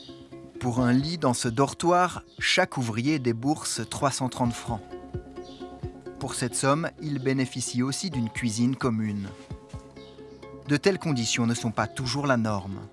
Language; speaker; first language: French; native; French